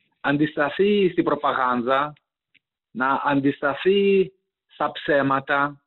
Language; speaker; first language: Greek; non-native, fluent; Ukrainian